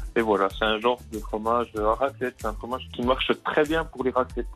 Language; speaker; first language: French; native; French